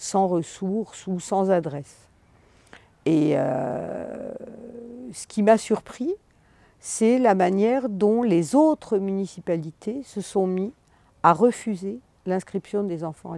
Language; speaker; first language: French; native; French